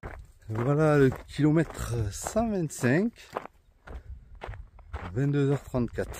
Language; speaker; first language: French; native; French